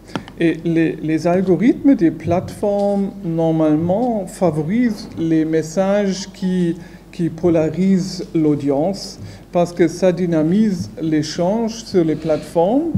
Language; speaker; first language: French; non-native, fluent; German